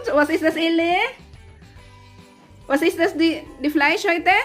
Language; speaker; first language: German; non-native, learner; Filipino